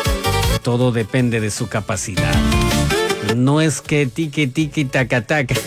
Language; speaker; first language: Spanish; non-native, local second language; Quechua